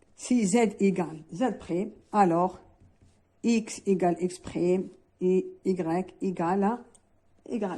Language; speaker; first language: French; non-native, local second language; Arabic